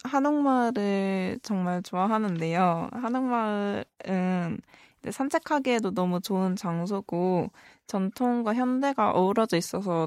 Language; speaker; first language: Korean; native; Korean